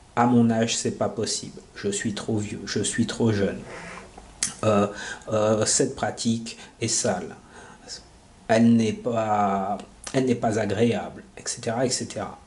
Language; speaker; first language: French; native; French